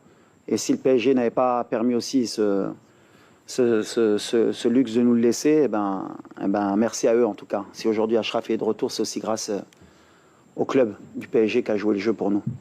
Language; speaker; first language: French; native; French